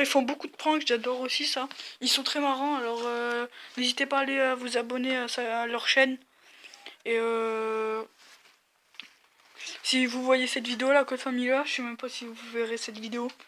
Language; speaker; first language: French; native; French